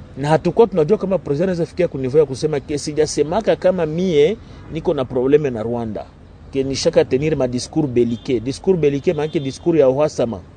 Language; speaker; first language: Swahili; native; Swahili